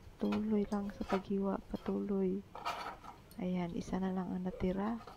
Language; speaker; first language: Filipino; non-native, local second language; Cebuano